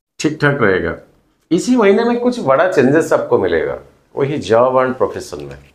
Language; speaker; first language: Hindi; non-native, local second language; Odia